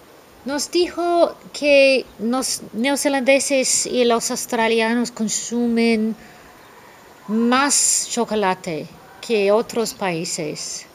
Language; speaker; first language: Spanish; non-native, fluent; English